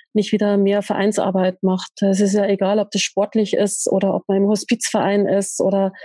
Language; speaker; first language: German; native; German